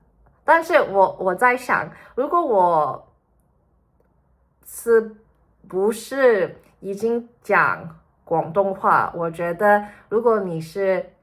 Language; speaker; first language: Chinese; early bilingual, heritage; Cantonese